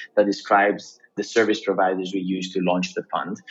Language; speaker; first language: English; non-native, fluent; Greek